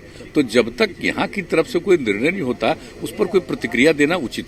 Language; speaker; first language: Hindi; native; Hindi